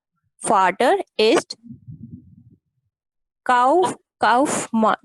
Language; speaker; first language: German; non-native, learner; Hindi